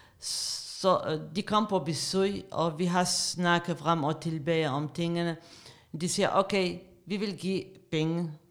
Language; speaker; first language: Danish; non-native, fluent; Arabic